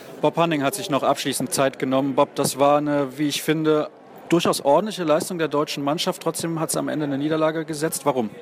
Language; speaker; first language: German; native; German